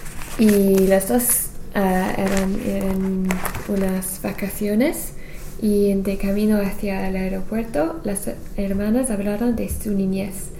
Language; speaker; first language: Spanish; non-native, learner; English